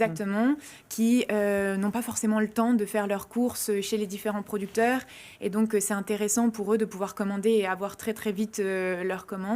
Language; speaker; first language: French; native; French